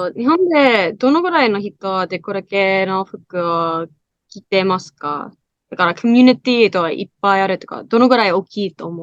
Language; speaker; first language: Japanese; non-native, learner; English